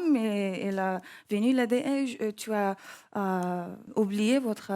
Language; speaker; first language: French; non-native, learner; English